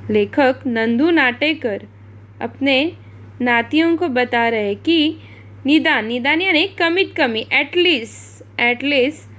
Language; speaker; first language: Hindi; non-native, local second language; Marathi